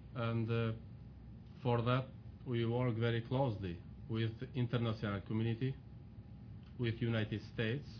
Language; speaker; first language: English; non-native, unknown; Albanian